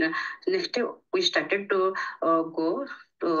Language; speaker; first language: English; non-native, learner; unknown